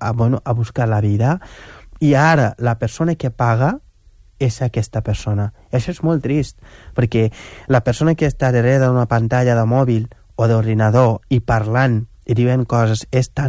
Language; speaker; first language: Catalan; non-native, local second language; Wolof